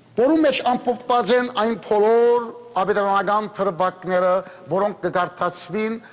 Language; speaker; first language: Armenian; early bilingual, heritage; Armenian